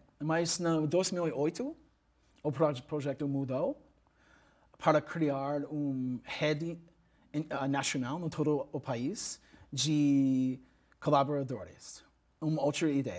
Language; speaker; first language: Portuguese; non-native, learner; English